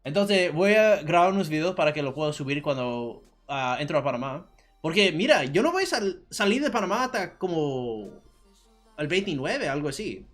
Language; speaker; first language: Spanish; native; Spanish